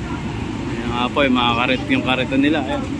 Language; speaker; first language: Filipino; native; Filipino